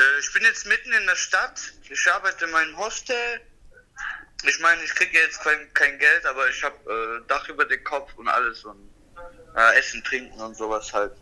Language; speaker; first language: German; early bilingual, other home language; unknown